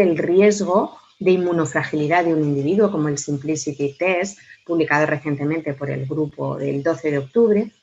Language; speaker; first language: Spanish; native; Spanish